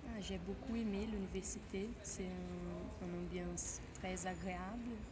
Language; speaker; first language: French; non-native, fluent; Portuguese